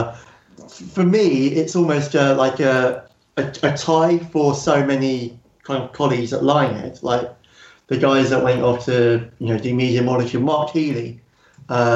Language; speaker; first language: English; native; English